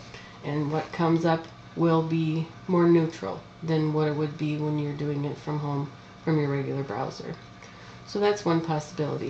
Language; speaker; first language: English; native; English